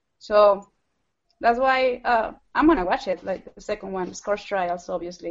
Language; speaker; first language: English; non-native, fluent; Spanish